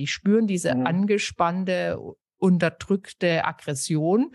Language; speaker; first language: German; native; German